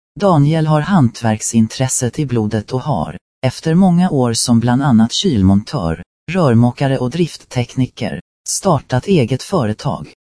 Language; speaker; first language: Swedish; native; Swedish